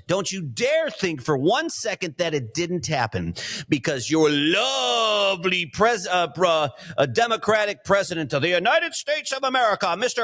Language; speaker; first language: English; native; English